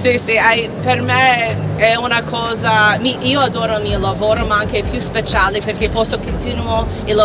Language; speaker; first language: Italian; non-native, fluent; English